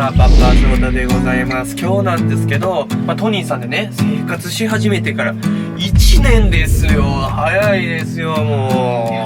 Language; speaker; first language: Japanese; native; Japanese